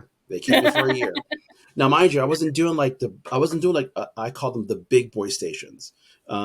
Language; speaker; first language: English; native; English